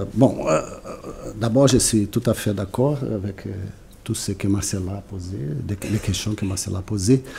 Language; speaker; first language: French; non-native, fluent; Portuguese